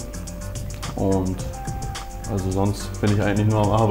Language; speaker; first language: German; early bilingual, other home language; Turkish